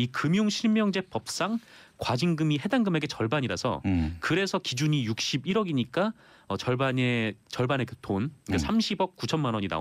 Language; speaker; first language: Korean; native; Korean